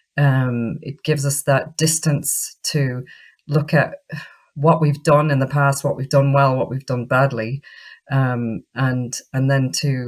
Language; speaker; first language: English; native; English